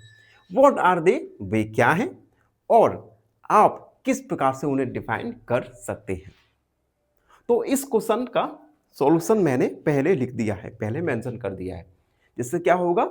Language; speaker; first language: Hindi; native; Hindi